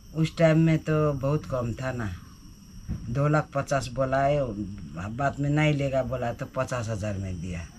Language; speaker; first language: Hindi; non-native, local second language; Nepali